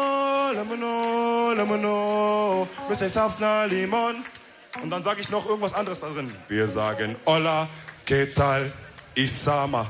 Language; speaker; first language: German; early bilingual, other home language; Wolof